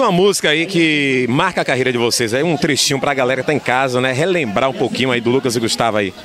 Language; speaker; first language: Portuguese; native; Portuguese